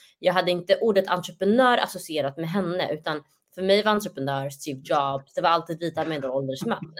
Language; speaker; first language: Swedish; early bilingual, other home language; Somali